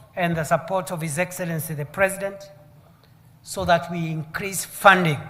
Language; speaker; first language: English; non-native, local second language; Swahili